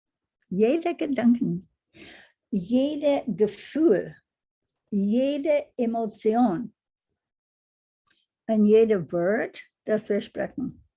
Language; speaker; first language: German; non-native, learner; English